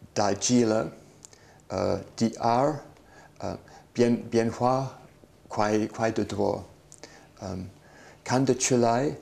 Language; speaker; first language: Chinese; non-native, learner; English